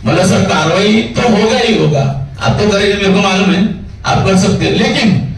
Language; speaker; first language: Hindi; non-native, local second language; Marathi